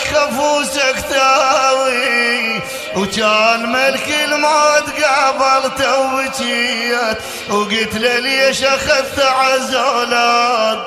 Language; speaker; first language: Arabic; native; Arabic